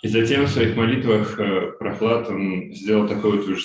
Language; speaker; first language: Russian; native; Russian